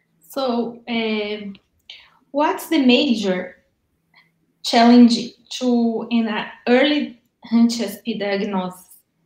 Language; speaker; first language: English; non-native, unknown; Portuguese